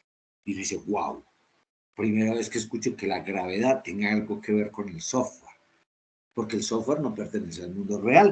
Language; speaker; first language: Spanish; native; Spanish